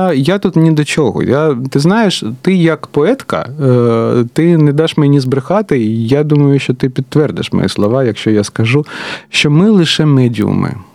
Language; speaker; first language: Ukrainian; non-native, local second language; Russian